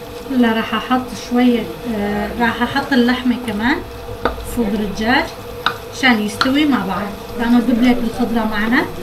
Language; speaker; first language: Arabic; non-native, local second language; Kurdish